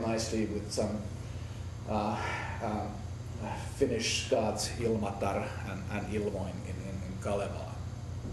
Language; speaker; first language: English; non-native, fluent; Finnish